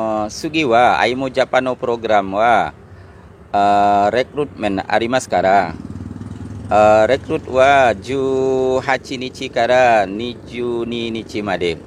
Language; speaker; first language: Japanese; non-native, learner; Indonesian